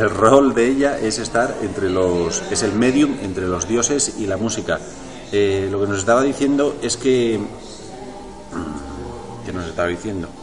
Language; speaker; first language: Spanish; native; Spanish